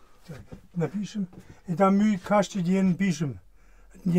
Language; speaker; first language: Russian; non-native, learner; German